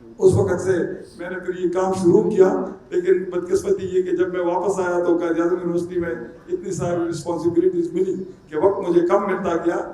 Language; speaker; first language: Urdu; non-native, local second language; Pashto